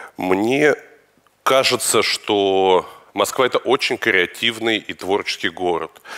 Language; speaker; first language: Russian; native; Russian